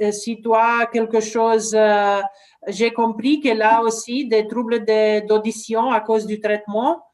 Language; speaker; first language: French; non-native, learner; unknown